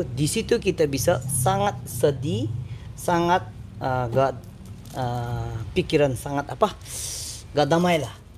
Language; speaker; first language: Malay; non-native, learner; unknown